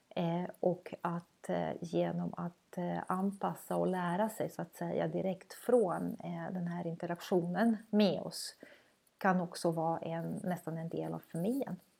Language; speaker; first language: Swedish; non-native, fluent; Croatian